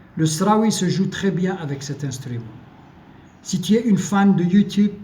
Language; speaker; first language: French; non-native, local second language; Arabic